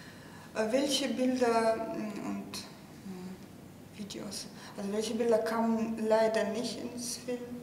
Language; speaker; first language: German; non-native, learner; Russian